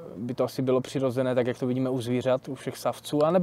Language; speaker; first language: Czech; native; Czech